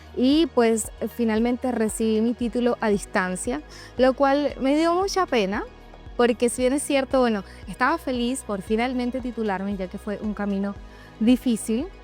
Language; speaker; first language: Spanish; native; Spanish